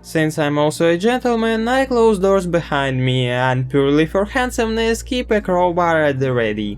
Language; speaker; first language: English; non-native, fluent; Russian